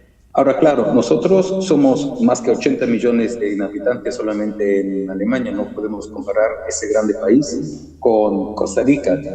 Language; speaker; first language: Spanish; early bilingual, heritage; German